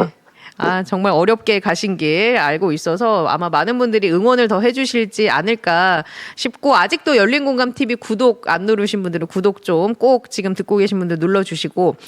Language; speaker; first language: Korean; native; Korean